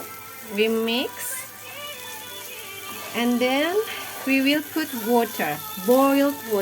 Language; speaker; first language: English; non-native, fluent; Indonesian